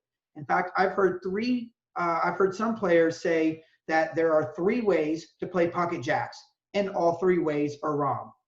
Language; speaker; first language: English; native; English